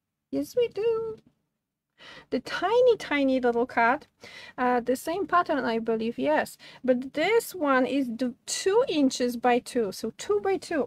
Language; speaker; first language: English; non-native, fluent; Polish